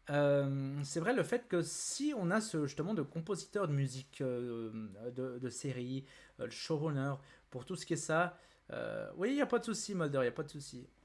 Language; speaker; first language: French; native; French